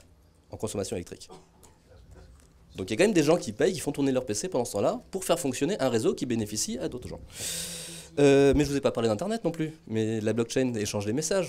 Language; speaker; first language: French; native; French